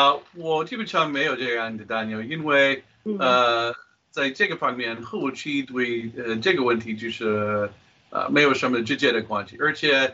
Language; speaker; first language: Chinese; non-native, fluent; English